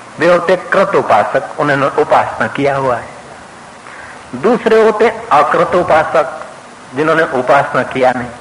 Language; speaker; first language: Hindi; non-native, local second language; Sindhi